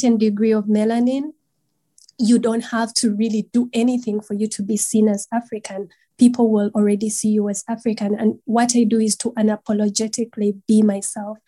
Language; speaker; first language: English; non-native, local second language; Nyankole